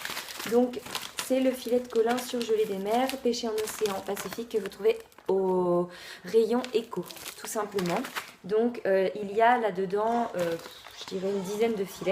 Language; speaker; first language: French; native; French